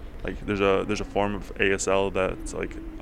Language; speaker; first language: English; early bilingual, other home language; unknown